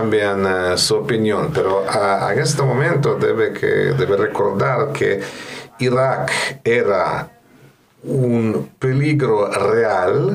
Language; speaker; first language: Spanish; non-native, fluent; Russian